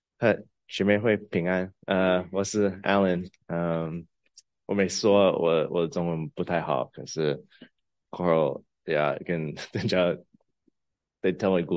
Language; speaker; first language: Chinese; non-native, learner; English